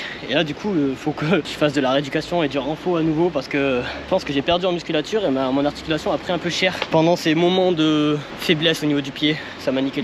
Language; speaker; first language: French; native; French